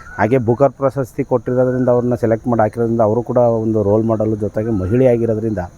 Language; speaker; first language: Kannada; native; Kannada